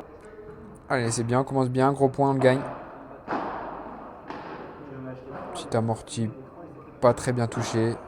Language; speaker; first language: French; native; French